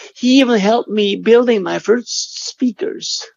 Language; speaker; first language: English; non-native, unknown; Swedish